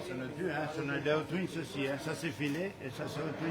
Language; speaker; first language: French; non-native, learner; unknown